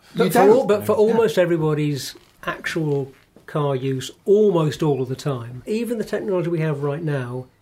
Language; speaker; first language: English; native; English